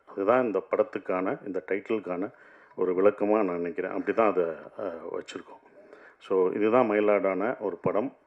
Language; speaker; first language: Tamil; native; Tamil